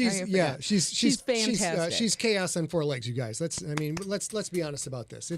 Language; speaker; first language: English; native; English